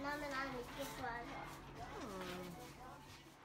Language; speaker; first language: Korean; early bilingual, heritage; Korean